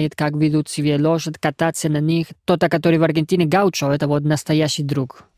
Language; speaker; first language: Russian; non-native, fluent; Spanish